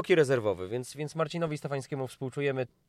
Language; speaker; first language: Polish; native; Polish